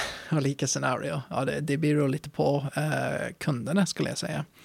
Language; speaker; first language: Swedish; non-native, fluent; English